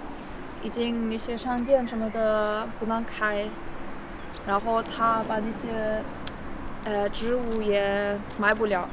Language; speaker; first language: Chinese; early bilingual, heritage; Chinese